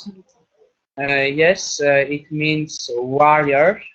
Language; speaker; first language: English; non-native, learner; Armenian